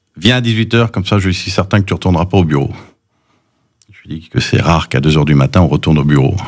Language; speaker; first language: French; early bilingual, other home language; English